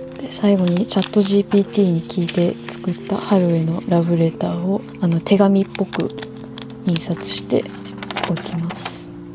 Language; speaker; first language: Japanese; early bilingual, other home language; English